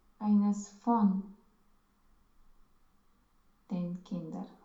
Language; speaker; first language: German; non-native, learner; Romanian